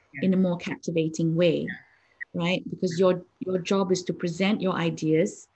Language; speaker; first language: English; non-native, local second language; Malay